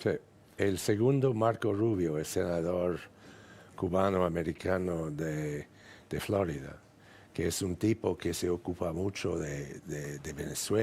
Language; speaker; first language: Spanish; non-native, fluent; English